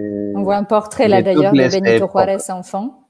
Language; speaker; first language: French; native; French